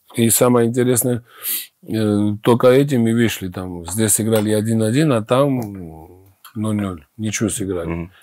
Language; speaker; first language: Russian; non-native, fluent; Georgian